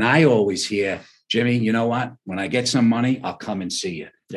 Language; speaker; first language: English; native; English